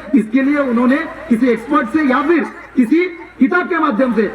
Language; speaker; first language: Hindi; non-native, local second language; Marathi